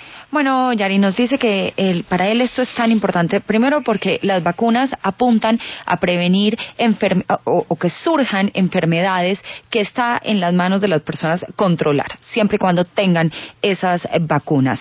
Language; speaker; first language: Spanish; native; Spanish